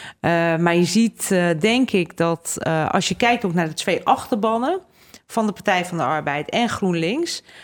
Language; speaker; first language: Dutch; native; Dutch